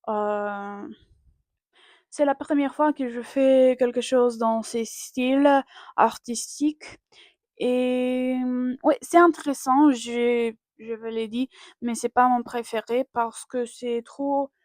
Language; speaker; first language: French; non-native, learner; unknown